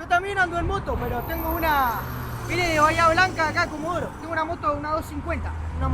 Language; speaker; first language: Spanish; native; Spanish